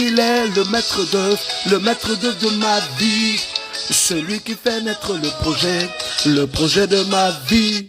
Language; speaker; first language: French; native; French